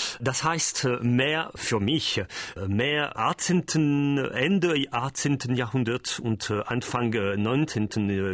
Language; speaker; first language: German; non-native, learner; French